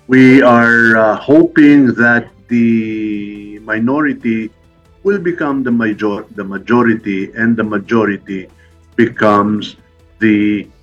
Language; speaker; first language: English; non-native, local second language; Filipino